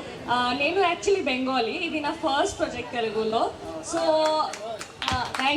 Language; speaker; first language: Telugu; non-native, learner; Bangla